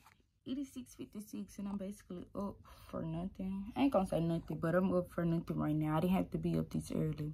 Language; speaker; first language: English; native; English